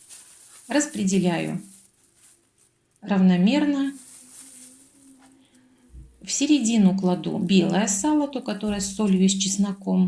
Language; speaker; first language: Russian; native; Russian